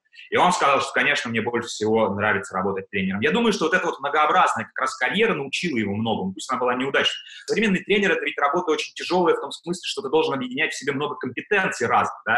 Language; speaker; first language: Russian; native; Russian